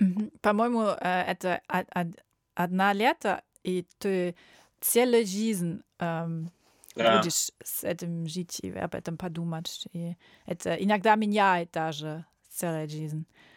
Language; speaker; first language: Russian; non-native, learner; German